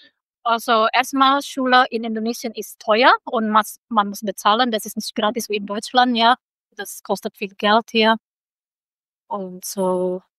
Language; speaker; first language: German; non-native, local second language; Indonesian